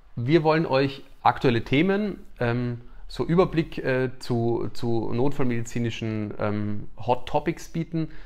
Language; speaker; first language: German; native; German